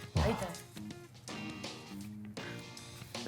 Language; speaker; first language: French; native; French